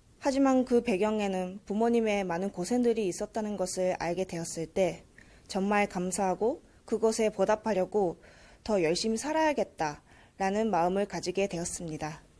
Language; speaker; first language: Korean; early bilingual, heritage; Korean